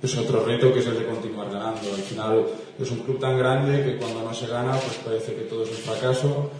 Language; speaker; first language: Spanish; non-native, local second language; Catalan